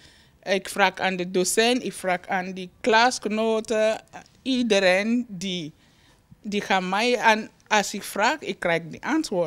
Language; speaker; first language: Dutch; non-native, learner; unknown